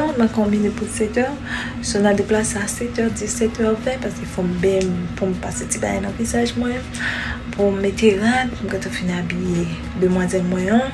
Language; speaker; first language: French; non-native, learner; Haitian Creole